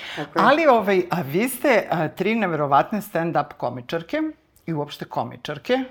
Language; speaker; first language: Serbian; native; Serbian